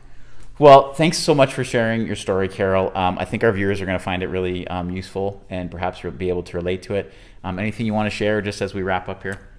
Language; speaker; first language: English; native; English